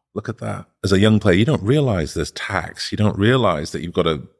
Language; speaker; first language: English; native; English